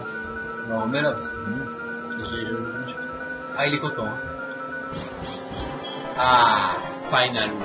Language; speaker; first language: French; native; French